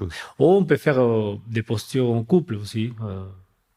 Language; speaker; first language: French; non-native, fluent; Spanish